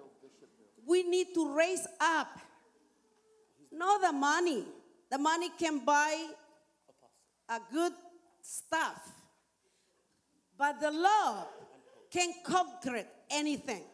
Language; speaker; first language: English; non-native, learner; Spanish